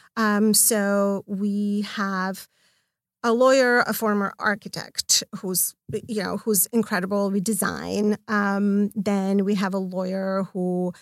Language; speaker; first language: English; non-native, fluent; Serbian